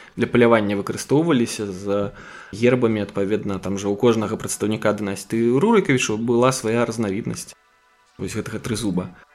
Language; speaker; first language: Belarusian; non-native, local second language; Russian